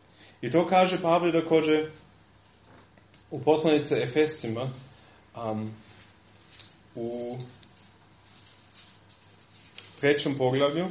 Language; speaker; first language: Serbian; non-native, fluent; German